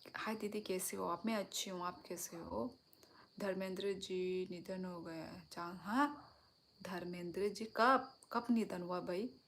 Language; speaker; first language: Hindi; non-native, local second language; Kok Borok